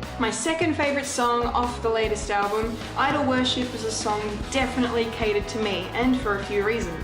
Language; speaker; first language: English; native; English